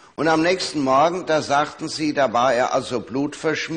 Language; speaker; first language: German; native; German